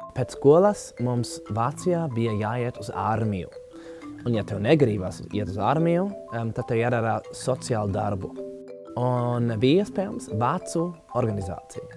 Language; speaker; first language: Latvian; non-native, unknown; German